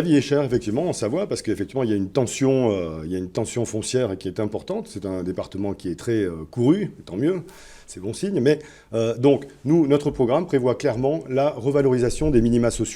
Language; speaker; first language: French; native; French